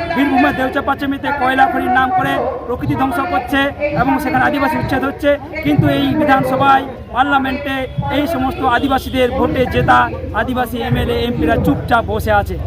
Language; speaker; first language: Bangla; non-native, local second language; Santali